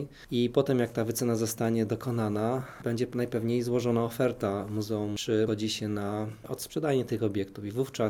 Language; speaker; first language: Polish; native; Polish